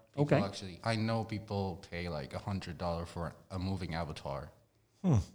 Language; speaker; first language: English; non-native, fluent; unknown